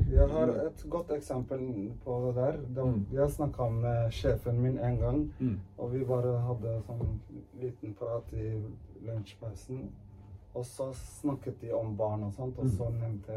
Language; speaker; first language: Norwegian; early bilingual, other home language; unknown